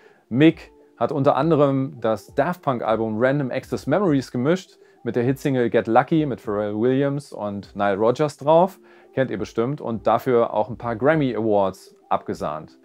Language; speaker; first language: German; native; German